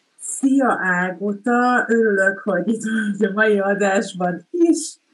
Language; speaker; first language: Hungarian; native; Hungarian